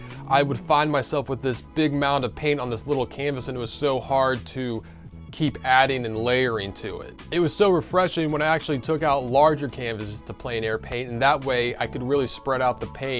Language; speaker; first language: English; native; English